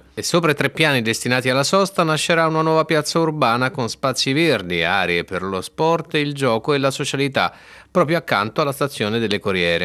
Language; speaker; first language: Italian; native; Italian